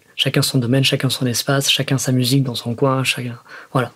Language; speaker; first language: French; native; French